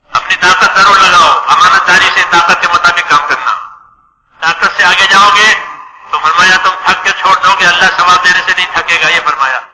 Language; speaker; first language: Urdu; non-native, local second language; Gujarati